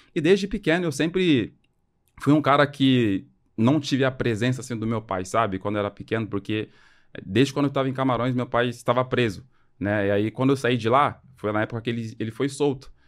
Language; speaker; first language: Portuguese; early bilingual, other home language; French